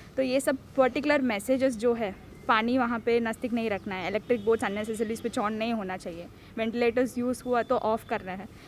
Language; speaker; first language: Hindi; non-native, local second language; Telugu